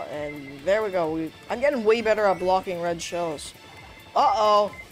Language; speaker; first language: English; native; English